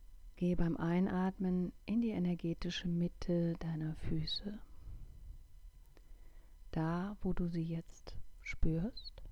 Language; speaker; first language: German; native; German